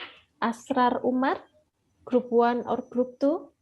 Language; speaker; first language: English; non-native, fluent; Indonesian